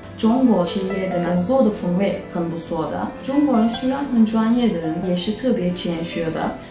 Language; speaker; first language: Chinese; non-native, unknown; Turkish